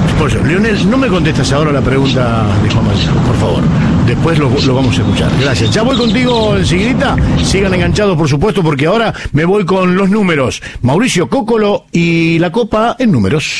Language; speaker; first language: Spanish; native; Spanish